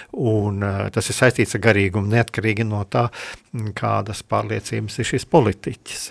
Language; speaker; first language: Latvian; native; Latvian